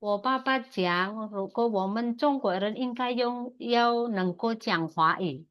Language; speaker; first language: Chinese; non-native, learner; Indonesian